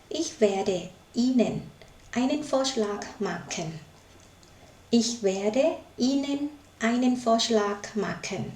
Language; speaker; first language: German; non-native, learner; Thai